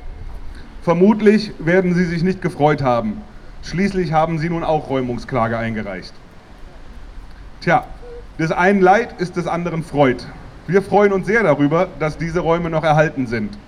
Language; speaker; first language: German; native; German